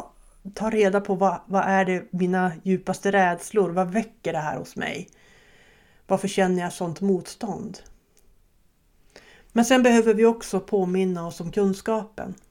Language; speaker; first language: Swedish; native; Swedish